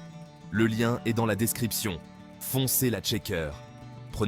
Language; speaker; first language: French; native; French